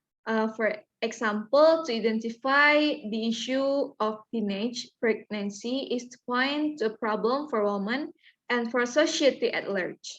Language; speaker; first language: English; non-native, learner; Indonesian